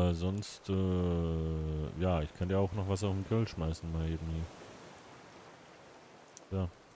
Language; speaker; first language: German; native; German